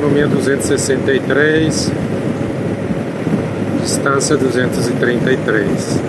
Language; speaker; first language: Portuguese; non-native, fluent; Italian